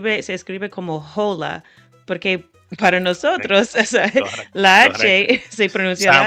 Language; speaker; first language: Spanish; non-native, fluent; English